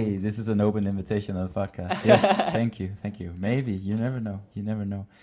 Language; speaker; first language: English; non-native, fluent; Danish